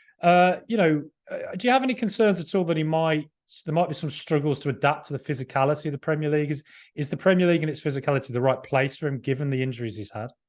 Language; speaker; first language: English; native; English